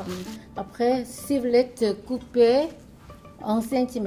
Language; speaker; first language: French; non-native, learner; Korean